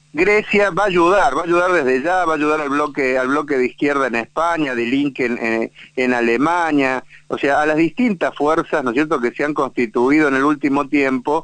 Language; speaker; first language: Spanish; native; Spanish